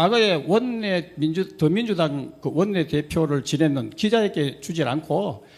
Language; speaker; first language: Korean; native; Korean